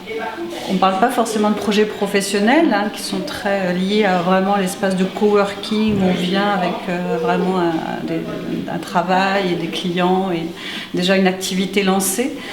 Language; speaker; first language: French; native; French